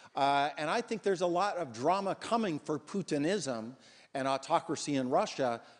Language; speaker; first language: English; native; English